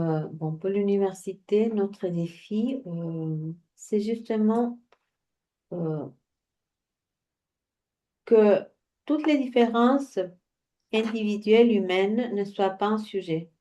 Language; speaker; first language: French; non-native, fluent; Spanish